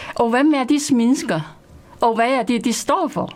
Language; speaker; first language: Danish; non-native, fluent; Chinese